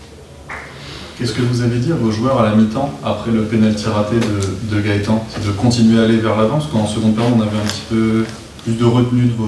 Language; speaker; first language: French; native; French